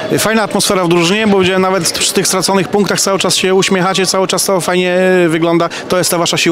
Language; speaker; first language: Polish; native; Polish